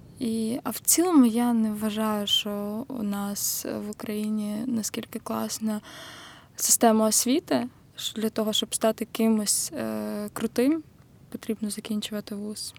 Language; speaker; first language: Ukrainian; native; Ukrainian